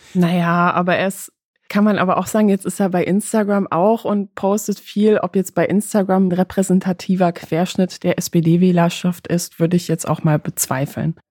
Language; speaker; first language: German; early bilingual, other home language; Polish